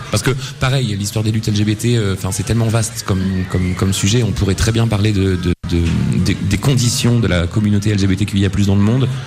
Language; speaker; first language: French; native; French